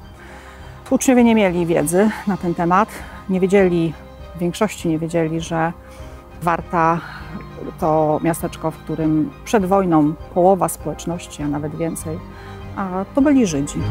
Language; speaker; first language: Polish; native; Polish